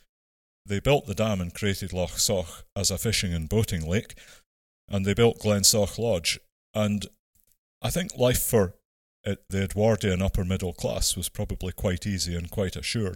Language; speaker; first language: English; native; English